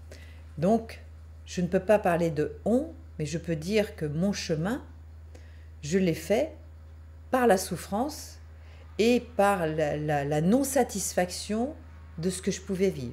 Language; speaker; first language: French; native; French